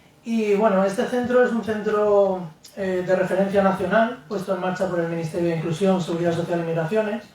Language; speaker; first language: Spanish; native; Spanish